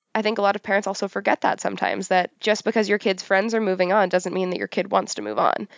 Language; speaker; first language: English; native; English